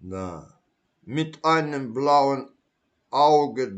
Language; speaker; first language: German; non-native, learner; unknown